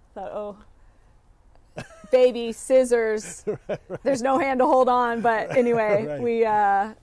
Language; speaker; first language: English; native; English